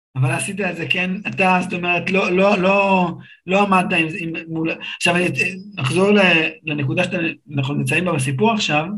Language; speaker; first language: Hebrew; native; Hebrew